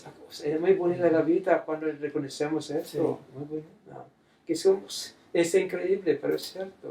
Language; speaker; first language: Spanish; non-native, fluent; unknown